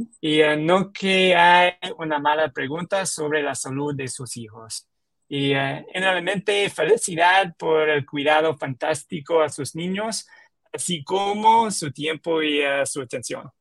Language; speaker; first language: Spanish; non-native, learner; English